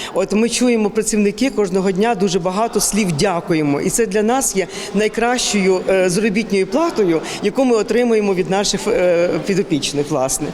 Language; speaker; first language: Ukrainian; native; Ukrainian